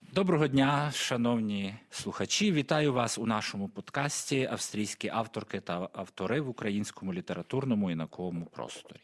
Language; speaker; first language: Ukrainian; native; Ukrainian